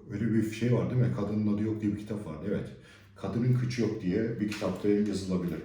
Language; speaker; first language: Turkish; native; Turkish